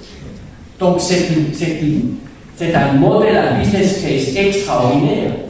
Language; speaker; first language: French; non-native, fluent; German